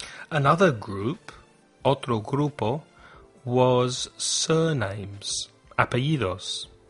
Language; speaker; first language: English; native; English